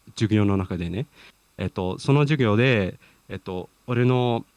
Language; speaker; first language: Japanese; non-native, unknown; English